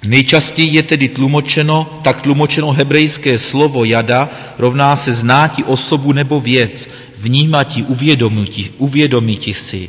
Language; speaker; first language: Czech; native; Czech